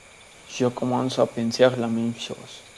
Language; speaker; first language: French; non-native, learner; Spanish